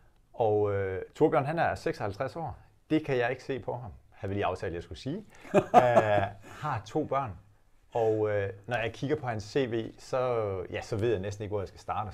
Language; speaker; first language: Danish; native; Danish